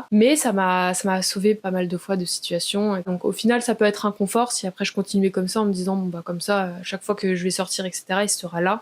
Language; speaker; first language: French; native; French